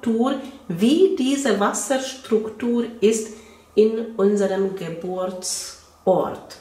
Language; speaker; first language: German; non-native, fluent; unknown